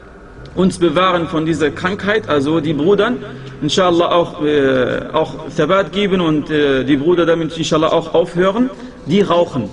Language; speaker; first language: German; non-native, fluent; Arabic